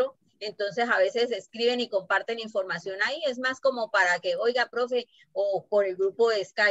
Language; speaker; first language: Spanish; native; Spanish